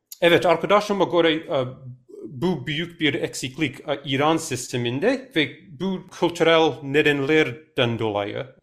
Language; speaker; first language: Turkish; non-native, fluent; English